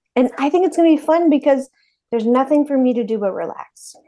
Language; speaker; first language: English; native; English